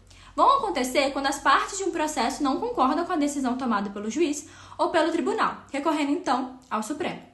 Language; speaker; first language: Portuguese; native; Portuguese